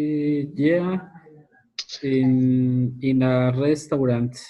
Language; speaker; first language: English; non-native, learner; Spanish